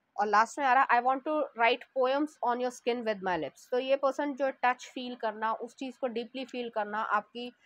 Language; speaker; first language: Hindi; native; Hindi